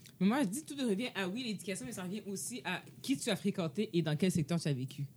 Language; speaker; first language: French; native; French